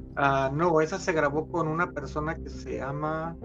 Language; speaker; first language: Spanish; native; Spanish